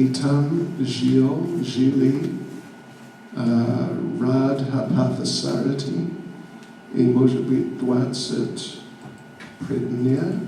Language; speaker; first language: Russian; non-native, learner; English